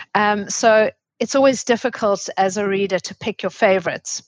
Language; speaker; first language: English; native; English